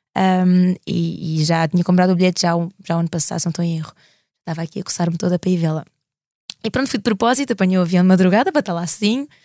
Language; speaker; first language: Portuguese; native; Portuguese